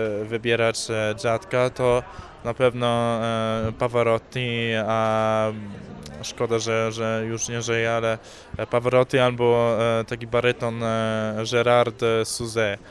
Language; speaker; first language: Polish; early bilingual, heritage; English